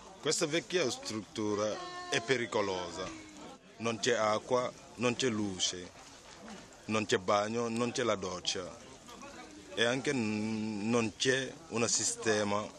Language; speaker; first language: Italian; non-native, learner; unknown